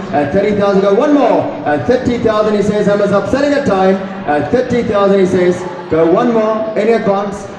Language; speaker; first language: English; non-native, local second language; Afrikaans